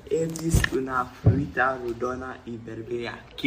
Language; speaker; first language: Catalan; non-native, learner; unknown